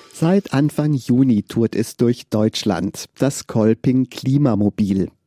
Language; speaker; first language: German; native; German